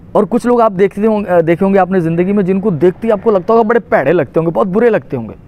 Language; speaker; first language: Urdu; non-native, local second language; Punjabi